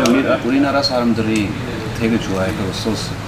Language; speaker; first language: Korean; non-native, fluent; Urdu